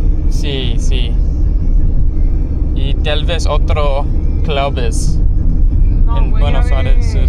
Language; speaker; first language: Spanish; non-native, learner; English